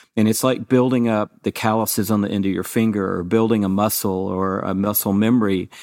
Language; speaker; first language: English; native; English